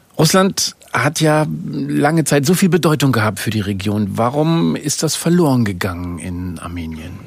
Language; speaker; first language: German; native; German